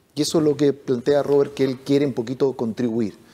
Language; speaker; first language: Spanish; native; Spanish